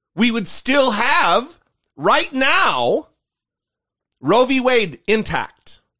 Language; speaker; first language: English; native; English